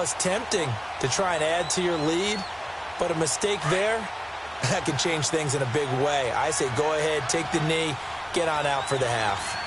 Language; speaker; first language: English; native; English